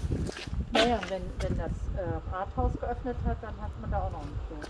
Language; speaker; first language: German; native; German